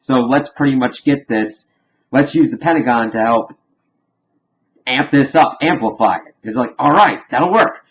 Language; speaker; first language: English; native; English